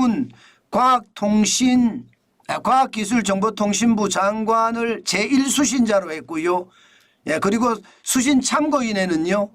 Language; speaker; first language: Korean; native; Korean